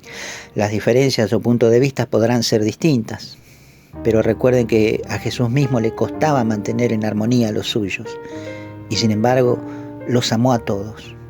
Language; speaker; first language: Spanish; native; Spanish